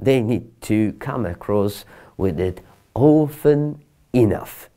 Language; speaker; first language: English; non-native, fluent; Turkish